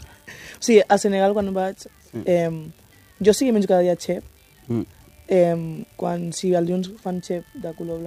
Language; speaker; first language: Catalan; early bilingual, other home language; Wolof